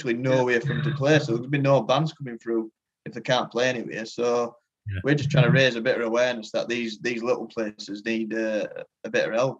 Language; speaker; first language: English; native; English